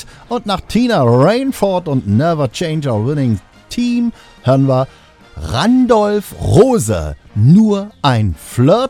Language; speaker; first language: German; native; German